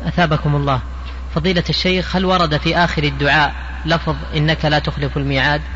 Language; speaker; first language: Arabic; native; Arabic